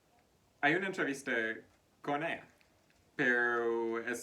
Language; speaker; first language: Spanish; non-native, fluent; English